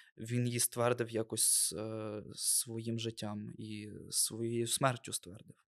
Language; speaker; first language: Ukrainian; non-native, local second language; Russian